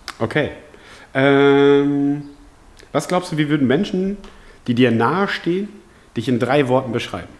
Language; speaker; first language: German; native; German